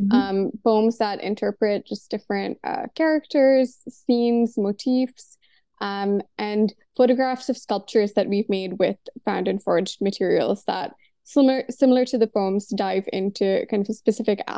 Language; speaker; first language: English; non-native, local second language; Urdu